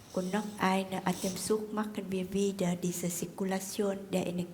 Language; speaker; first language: German; non-native, fluent; Vietnamese